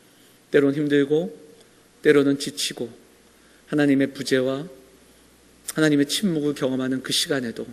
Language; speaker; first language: Korean; native; Korean